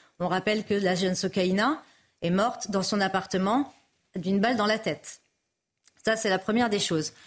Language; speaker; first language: French; native; French